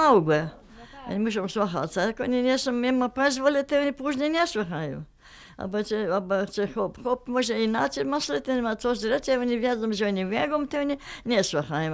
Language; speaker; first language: Polish; non-native, local second language; Kashubian